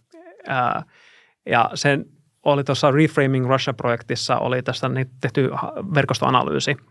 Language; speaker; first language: Finnish; non-native, fluent; Russian